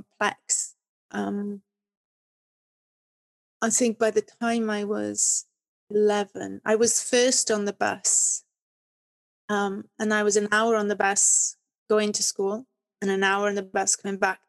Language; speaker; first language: English; native; English